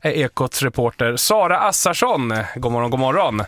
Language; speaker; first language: Swedish; native; Swedish